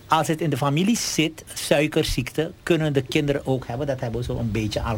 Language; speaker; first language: Dutch; native; Dutch